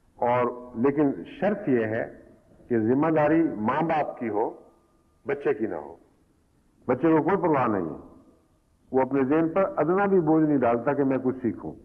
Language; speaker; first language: Urdu; native; Urdu